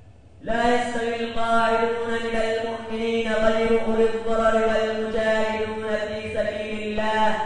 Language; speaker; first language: Arabic; non-native, fluent; Urdu